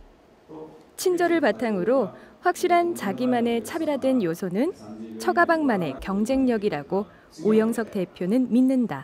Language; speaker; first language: Korean; native; Korean